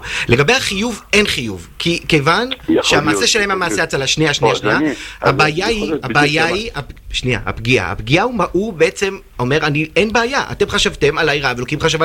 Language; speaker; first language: Hebrew; native; Hebrew